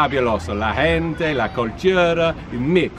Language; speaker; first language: Spanish; non-native, learner; English